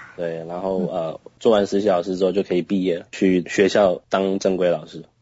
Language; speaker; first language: Chinese; early bilingual, heritage; Chinese